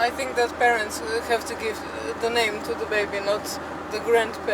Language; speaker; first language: English; non-native, fluent; Croatian